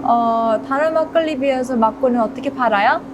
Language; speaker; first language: Korean; early bilingual, heritage; English